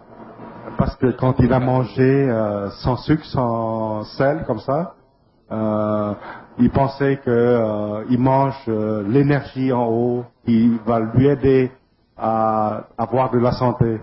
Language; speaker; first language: French; non-native, fluent; Vietnamese